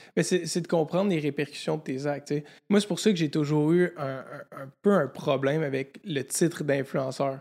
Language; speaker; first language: French; native; French